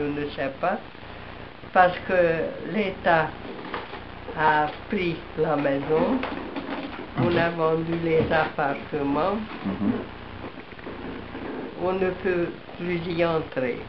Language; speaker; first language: French; non-native, fluent; Hungarian